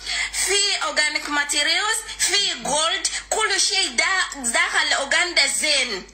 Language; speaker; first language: Arabic; non-native, learner; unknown